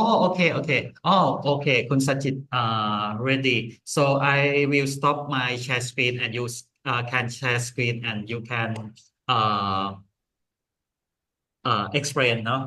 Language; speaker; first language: English; non-native, learner; Thai